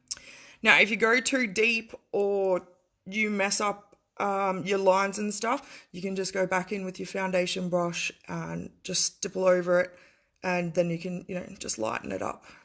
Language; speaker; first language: English; native; English